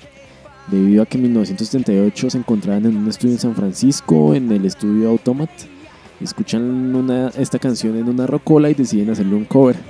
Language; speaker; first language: Spanish; native; Spanish